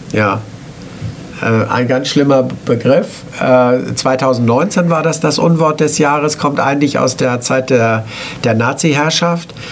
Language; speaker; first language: German; native; German